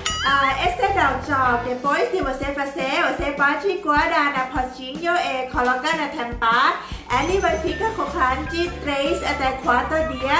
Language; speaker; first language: Portuguese; non-native, learner; Thai